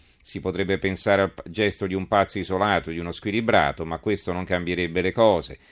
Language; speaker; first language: Italian; native; Italian